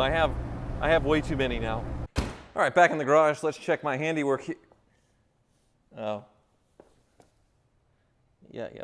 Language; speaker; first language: English; native; English